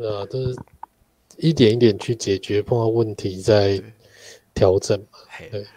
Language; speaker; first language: Chinese; native; Chinese